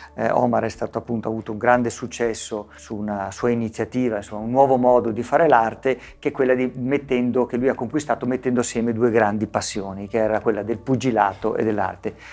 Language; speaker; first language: Italian; native; Italian